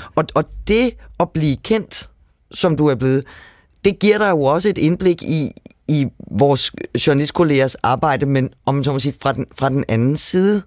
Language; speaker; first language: Danish; native; Danish